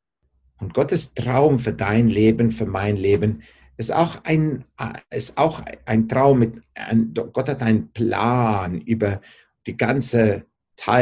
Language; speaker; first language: German; non-native, fluent; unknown